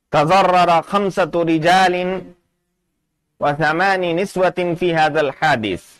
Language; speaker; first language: Arabic; non-native, fluent; Urdu